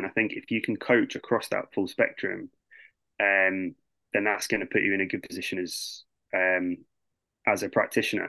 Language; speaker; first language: English; native; English